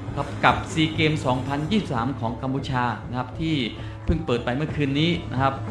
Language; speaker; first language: Thai; non-native, local second language; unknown